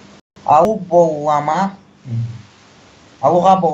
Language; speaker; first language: Kazakh; non-native, local second language; Russian